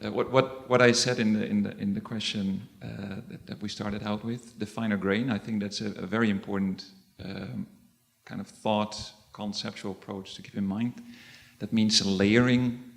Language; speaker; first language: English; non-native, fluent; Dutch